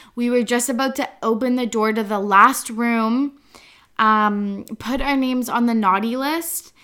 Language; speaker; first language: English; native; English